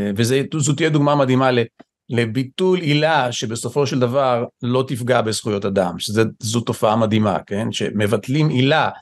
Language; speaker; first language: Hebrew; native; Hebrew